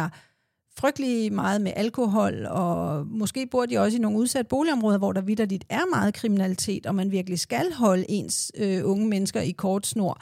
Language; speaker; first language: Danish; native; Danish